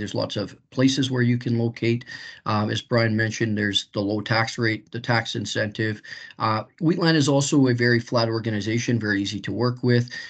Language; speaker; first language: English; native; English